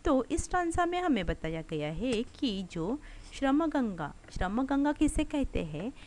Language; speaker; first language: Hindi; non-native, local second language; Marathi